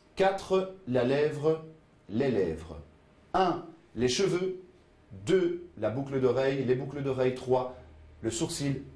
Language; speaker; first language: French; native; French